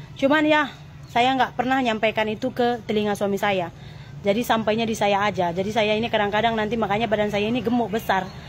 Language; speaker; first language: Indonesian; native; Indonesian